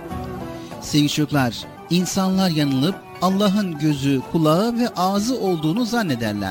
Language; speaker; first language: Turkish; native; Turkish